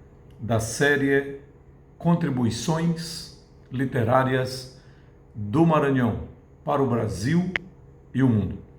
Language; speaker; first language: Portuguese; native; Portuguese